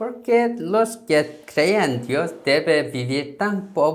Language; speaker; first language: Spanish; non-native, learner; Korean